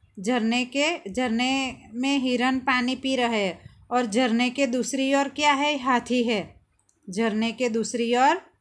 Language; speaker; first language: Hindi; non-native, local second language; Gujarati